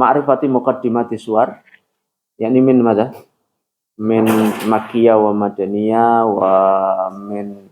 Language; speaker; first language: Arabic; non-native, fluent; Indonesian